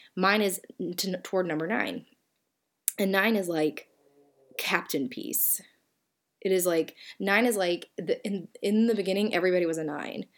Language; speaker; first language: English; native; English